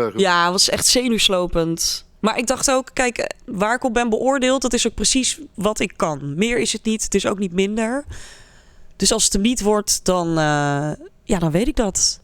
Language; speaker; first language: Dutch; native; Dutch